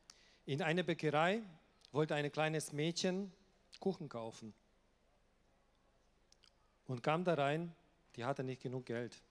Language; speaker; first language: German; non-native, local second language; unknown